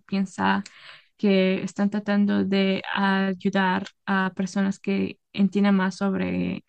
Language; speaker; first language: Spanish; early bilingual, heritage; Spanish